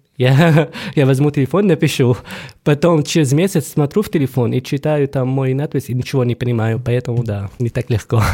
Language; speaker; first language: Russian; non-native, fluent; Arabic